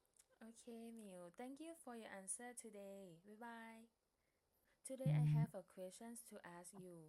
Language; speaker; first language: English; non-native, learner; Thai